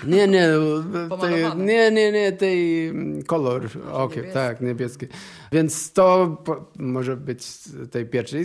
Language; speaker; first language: Polish; non-native, learner; Portuguese